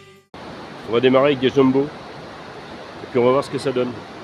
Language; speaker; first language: French; native; French